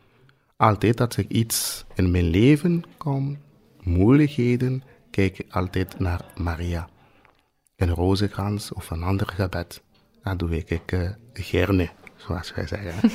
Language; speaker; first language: Dutch; non-native, fluent; Swahili